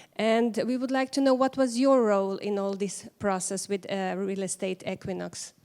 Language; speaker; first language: English; non-native, fluent; Slovenian